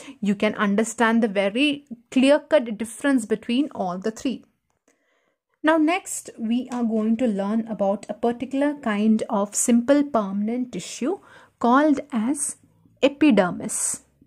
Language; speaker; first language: English; non-native, local second language; Malayalam